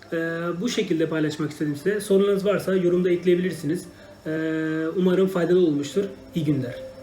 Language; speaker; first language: Turkish; non-native, fluent; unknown